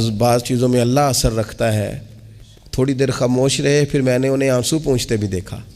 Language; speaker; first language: Urdu; non-native, local second language; Punjabi